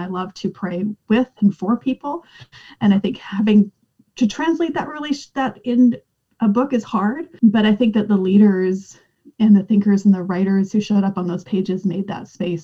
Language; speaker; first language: English; native; English